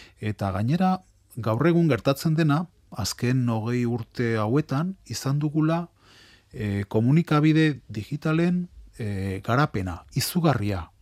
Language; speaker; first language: Basque; non-native, local second language; Spanish